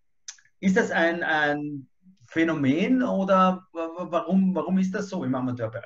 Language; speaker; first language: German; native; German